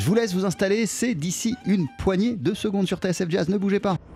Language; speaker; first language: French; native; French